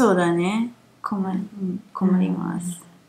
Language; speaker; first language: Japanese; non-native, fluent; Italian